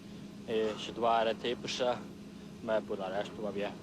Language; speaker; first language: French; non-native, local second language; Dutch